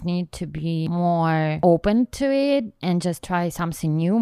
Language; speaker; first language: English; non-native, learner; Ukrainian